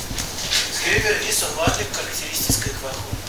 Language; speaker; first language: Swedish; non-native, fluent; Russian